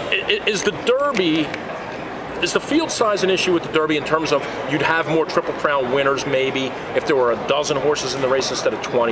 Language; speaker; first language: English; native; English